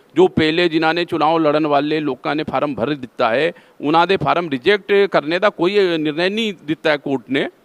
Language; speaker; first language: Hindi; non-native, local second language; Punjabi